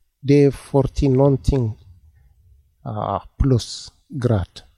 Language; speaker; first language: Swedish; non-native, learner; Tigrinya